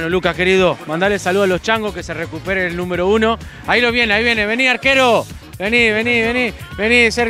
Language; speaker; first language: Spanish; native; Spanish